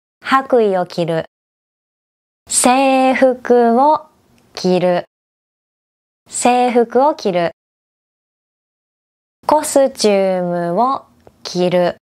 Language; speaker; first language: Japanese; native; Japanese